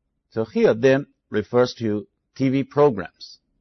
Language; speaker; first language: English; non-native, fluent; Chinese